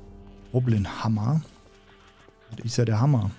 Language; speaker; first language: German; native; German